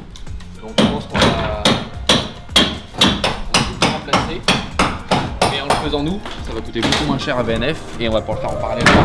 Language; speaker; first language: French; native; French